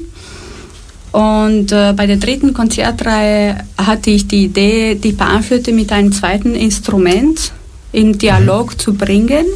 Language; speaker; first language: German; non-native, fluent; Romanian